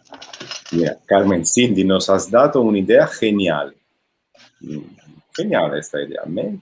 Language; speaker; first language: Spanish; non-native, fluent; Italian